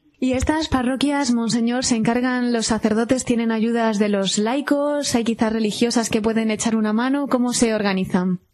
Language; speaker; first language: Spanish; native; Spanish